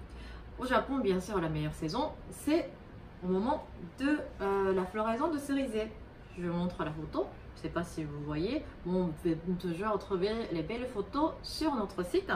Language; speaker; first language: French; non-native, fluent; Japanese